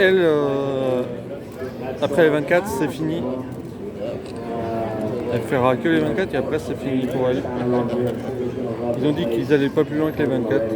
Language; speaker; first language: French; native; French